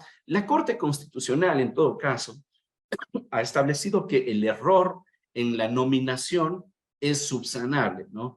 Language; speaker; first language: Spanish; native; Spanish